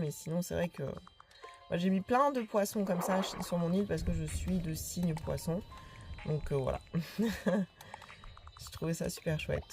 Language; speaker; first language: French; native; French